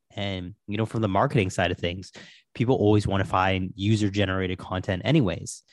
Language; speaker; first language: English; native; English